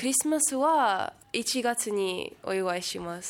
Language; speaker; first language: Japanese; non-native, fluent; Russian